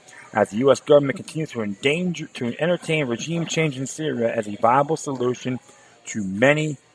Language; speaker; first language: English; native; English